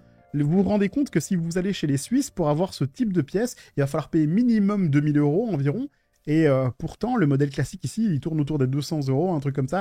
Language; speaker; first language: French; native; French